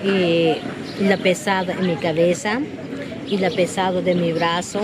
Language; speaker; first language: Spanish; non-native, local second language; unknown